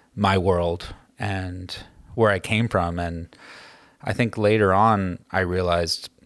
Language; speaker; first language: English; native; English